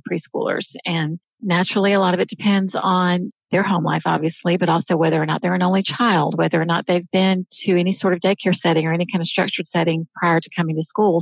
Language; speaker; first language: English; native; English